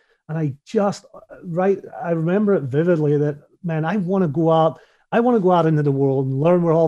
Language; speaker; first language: English; native; English